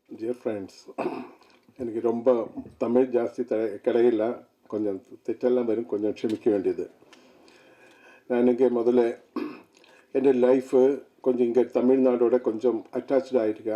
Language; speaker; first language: Tamil; non-native, learner; Malayalam